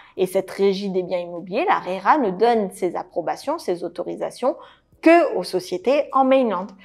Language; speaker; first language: French; native; French